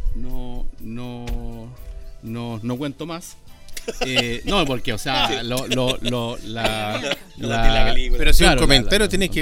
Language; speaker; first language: Spanish; native; Spanish